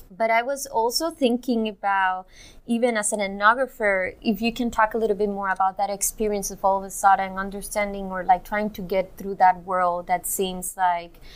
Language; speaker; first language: English; non-native, fluent; Spanish